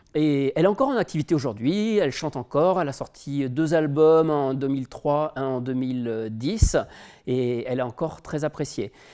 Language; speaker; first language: French; native; French